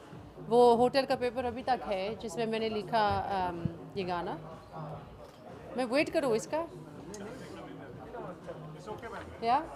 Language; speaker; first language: Hindi; early bilingual, heritage; English